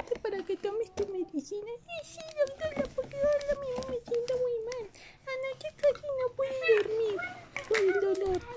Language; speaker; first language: Spanish; native; Spanish